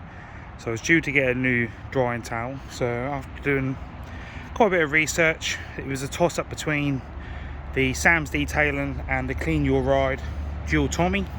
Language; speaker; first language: English; native; English